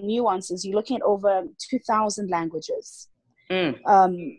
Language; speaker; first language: English; non-native, local second language; Zulu